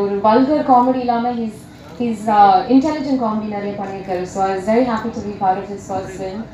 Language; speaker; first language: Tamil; non-native, learner; English